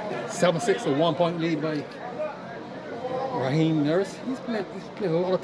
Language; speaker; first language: English; native; English